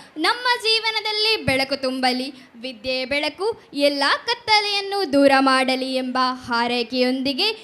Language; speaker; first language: Kannada; native; Kannada